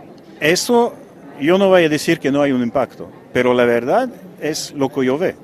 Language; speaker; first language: Spanish; non-native, fluent; French